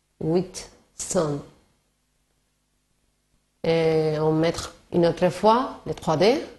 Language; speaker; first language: French; non-native, learner; Spanish